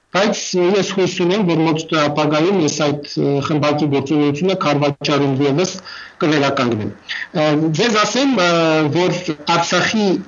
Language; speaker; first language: Armenian; non-native, fluent; Russian